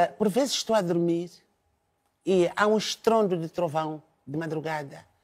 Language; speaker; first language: Portuguese; non-native, local second language; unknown